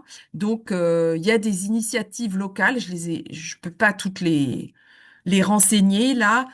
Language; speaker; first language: French; native; French